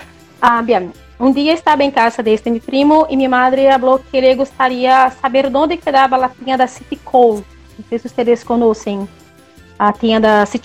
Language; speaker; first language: Spanish; non-native, fluent; Portuguese